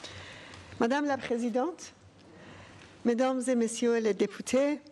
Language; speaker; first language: French; non-native, fluent; Persian